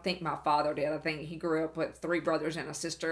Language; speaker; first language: English; native; English